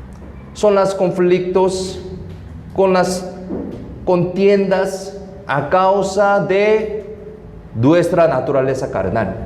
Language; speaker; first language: Spanish; non-native, fluent; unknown